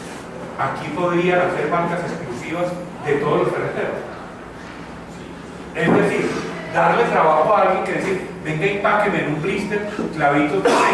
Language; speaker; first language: Spanish; native; Spanish